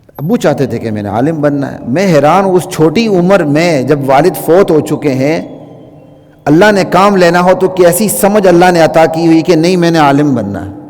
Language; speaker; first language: Urdu; non-native, local second language; Shina